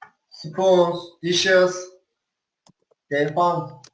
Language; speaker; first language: English; non-native, learner; Turkish